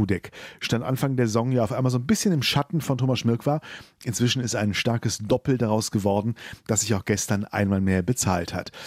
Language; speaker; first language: German; native; German